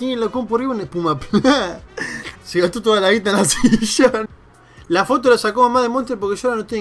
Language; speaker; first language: Spanish; native; Spanish